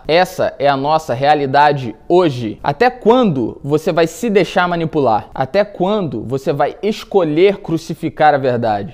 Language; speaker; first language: Portuguese; native; Portuguese